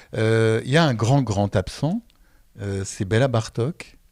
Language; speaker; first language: French; native; French